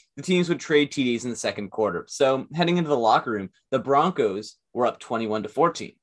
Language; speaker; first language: English; native; English